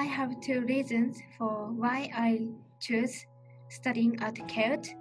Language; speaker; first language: English; non-native, learner; Japanese